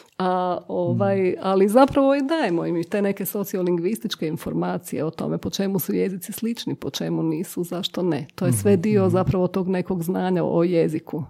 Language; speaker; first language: Croatian; native; Croatian